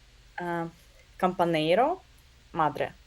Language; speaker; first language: Spanish; non-native, learner; Russian